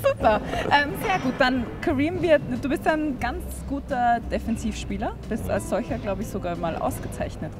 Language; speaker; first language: German; native; German